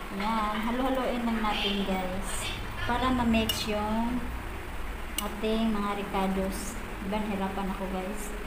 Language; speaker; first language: Filipino; non-native, local second language; Cebuano